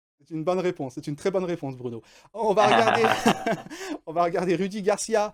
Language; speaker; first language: French; native; French